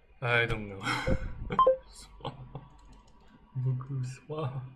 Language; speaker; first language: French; non-native, learner; English